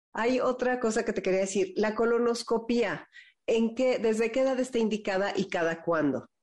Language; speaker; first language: Spanish; native; Spanish